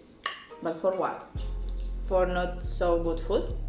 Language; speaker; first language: English; non-native, learner; Russian